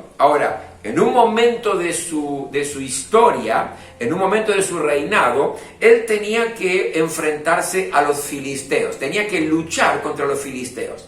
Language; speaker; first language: Spanish; native; Spanish